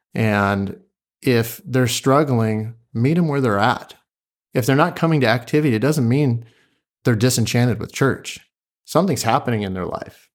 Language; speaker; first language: English; native; English